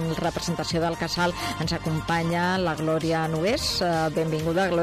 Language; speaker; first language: Catalan; native; Catalan